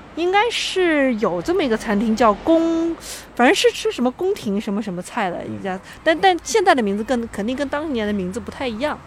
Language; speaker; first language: Chinese; native; Chinese